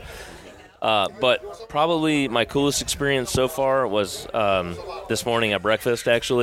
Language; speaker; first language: English; native; English